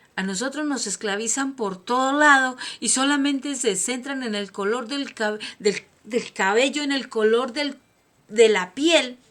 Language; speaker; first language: Spanish; native; Spanish